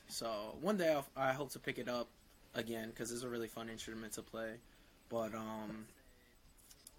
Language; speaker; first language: English; native; English